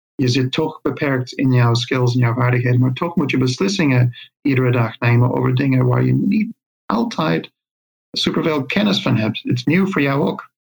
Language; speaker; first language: Dutch; non-native, fluent; English